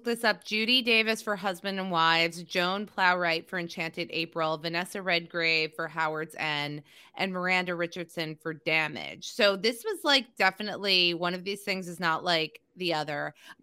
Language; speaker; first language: English; native; English